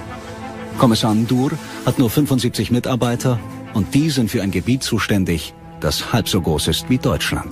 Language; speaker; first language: German; native; German